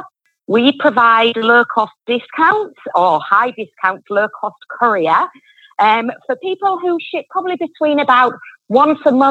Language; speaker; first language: English; native; English